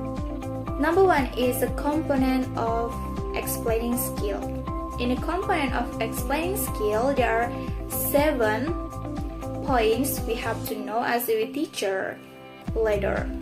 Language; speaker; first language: English; non-native, learner; Indonesian